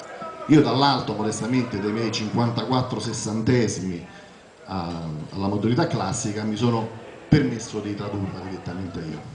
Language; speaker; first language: Italian; native; Italian